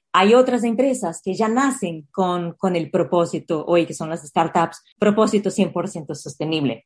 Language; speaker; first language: Spanish; non-native, fluent; Portuguese